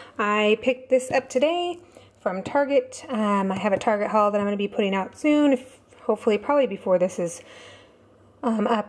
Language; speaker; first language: English; native; English